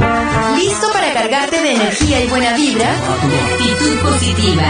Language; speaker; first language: Spanish; native; Spanish